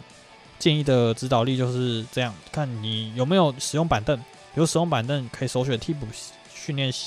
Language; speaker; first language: Chinese; native; Chinese